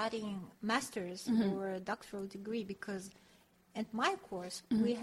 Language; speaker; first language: English; non-native, fluent; Russian